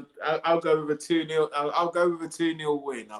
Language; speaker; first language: English; native; English